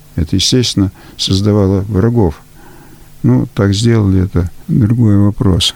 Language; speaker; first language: Russian; early bilingual, heritage; Russian